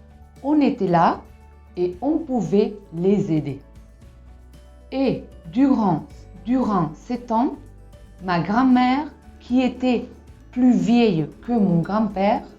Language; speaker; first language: French; non-native, fluent; Spanish